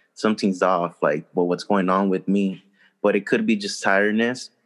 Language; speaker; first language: English; early bilingual, other home language; Spanish